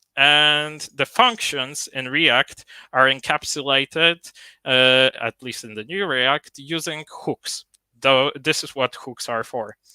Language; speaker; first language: English; non-native, fluent; Polish